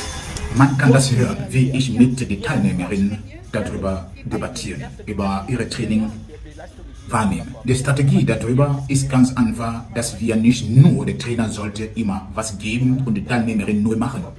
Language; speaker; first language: German; non-native, learner; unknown